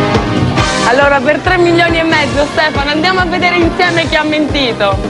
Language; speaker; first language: Italian; native; Italian